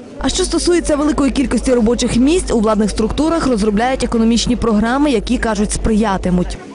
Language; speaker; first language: Ukrainian; native; Ukrainian